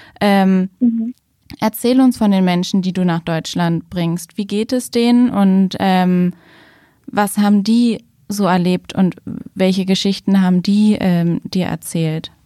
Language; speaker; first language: German; native; German